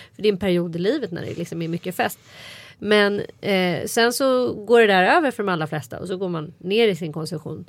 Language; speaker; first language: Swedish; native; Swedish